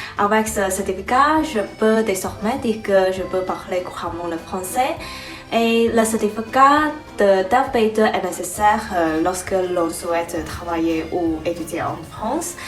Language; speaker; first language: French; non-native, fluent; Chinese